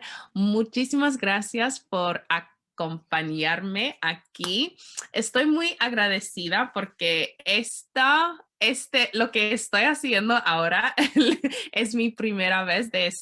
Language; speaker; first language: Spanish; non-native, learner; English